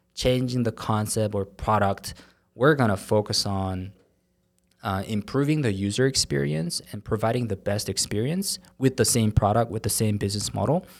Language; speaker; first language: English; non-native, fluent; Korean